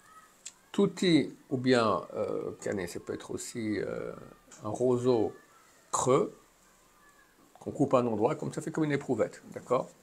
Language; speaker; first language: French; native; French